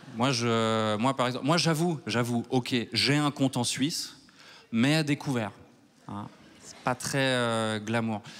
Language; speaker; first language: French; native; French